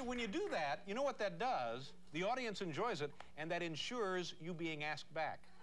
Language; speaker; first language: English; native; English